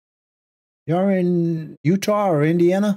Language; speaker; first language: English; native; English